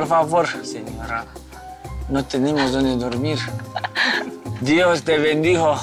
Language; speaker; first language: Spanish; non-native, learner; Romanian